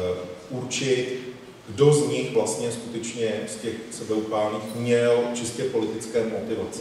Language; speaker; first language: Czech; native; Czech